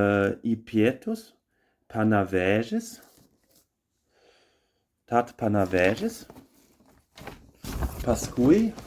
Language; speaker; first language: Lithuanian; non-native, learner; German